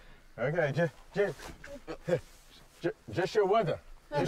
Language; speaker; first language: Chinese; non-native, learner; English